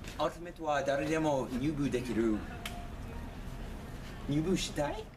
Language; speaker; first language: Japanese; non-native, learner; English